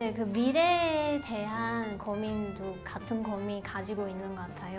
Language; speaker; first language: Korean; non-native, fluent; Chinese